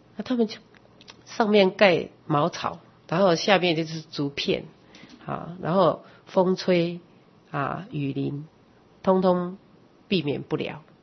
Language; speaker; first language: Chinese; native; Chinese